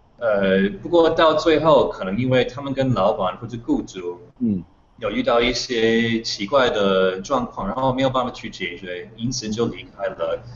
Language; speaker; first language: Chinese; non-native, fluent; English